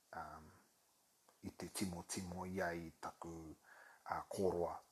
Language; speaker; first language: Māori; non-native, local second language; English